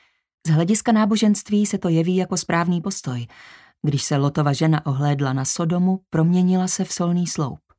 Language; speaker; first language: Czech; native; Czech